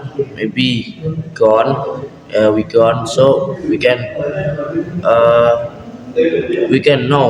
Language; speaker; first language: English; non-native, learner; Indonesian